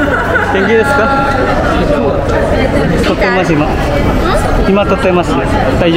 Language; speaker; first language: Japanese; non-native, learner; Indonesian